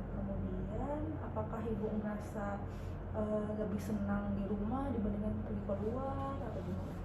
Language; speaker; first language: Indonesian; native; Indonesian